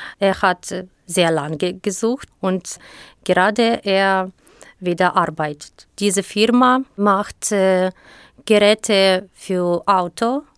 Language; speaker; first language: German; non-native, learner; Ukrainian